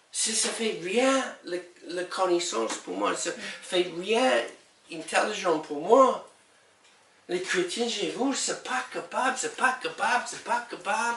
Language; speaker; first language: French; non-native, learner; English